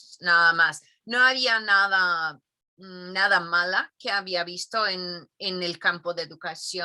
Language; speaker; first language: Spanish; non-native, fluent; English